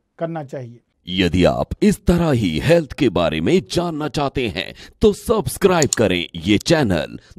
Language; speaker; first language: Hindi; native; Hindi